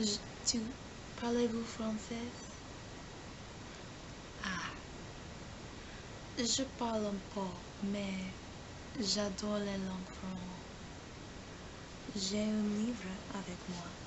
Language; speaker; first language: French; non-native, learner; English